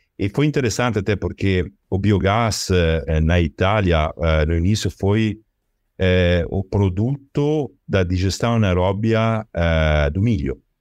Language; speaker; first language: Portuguese; non-native, fluent; Italian